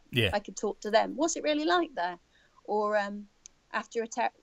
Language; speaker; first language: English; native; English